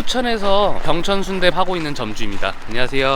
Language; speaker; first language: Korean; native; Korean